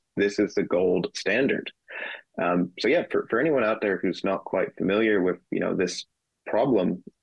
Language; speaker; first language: English; native; English